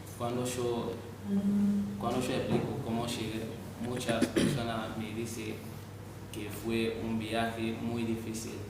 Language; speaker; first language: Spanish; non-native, learner; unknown